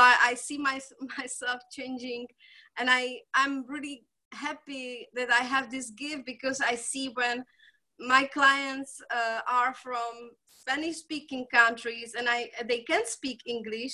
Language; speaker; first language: English; non-native, fluent; Czech